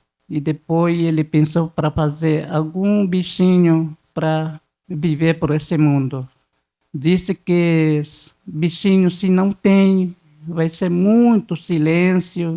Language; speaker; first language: Portuguese; non-native, local second language; Guarani